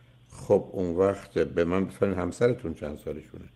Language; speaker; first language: Persian; native; Persian